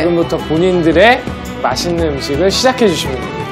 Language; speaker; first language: Korean; native; Korean